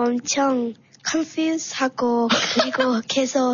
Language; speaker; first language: Korean; early bilingual, heritage; Korean